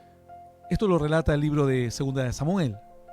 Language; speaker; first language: Spanish; native; Spanish